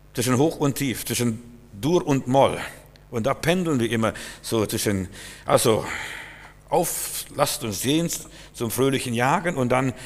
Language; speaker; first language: German; non-native, fluent; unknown